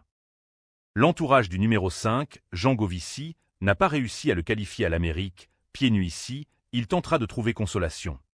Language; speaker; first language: French; native; French